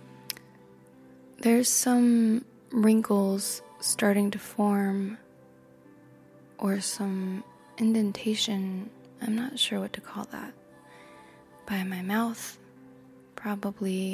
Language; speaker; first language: English; native; English